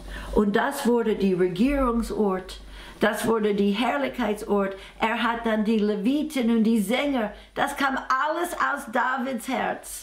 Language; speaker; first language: German; non-native, fluent; English